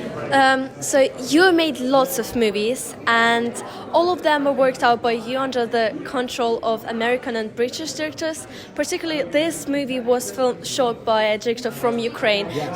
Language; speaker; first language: English; non-native, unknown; Ukrainian